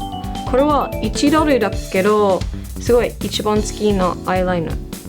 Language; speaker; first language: Japanese; non-native, learner; English